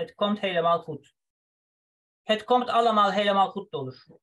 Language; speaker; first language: Dutch; non-native, fluent; Turkish